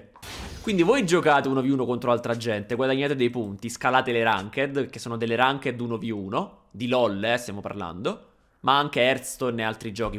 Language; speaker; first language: Italian; native; Italian